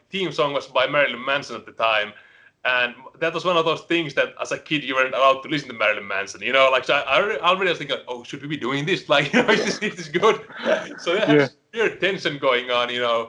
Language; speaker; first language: English; non-native, fluent; Finnish